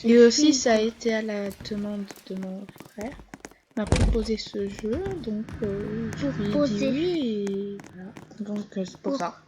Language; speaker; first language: French; native; French